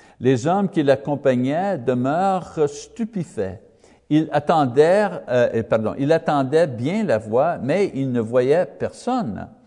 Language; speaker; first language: French; non-native, learner; English